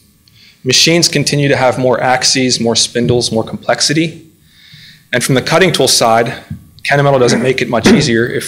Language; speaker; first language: English; native; English